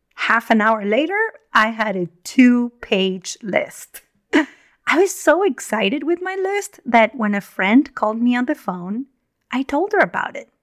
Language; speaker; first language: English; non-native, fluent; Spanish